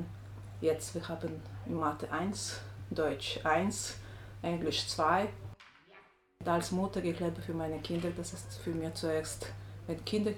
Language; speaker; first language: German; non-native, learner; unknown